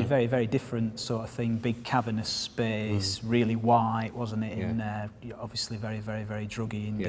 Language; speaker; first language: English; native; English